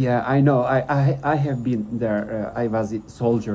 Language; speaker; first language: English; non-native, learner; Turkish